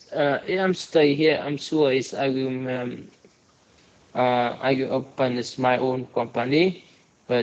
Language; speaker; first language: English; non-native, learner; Vietnamese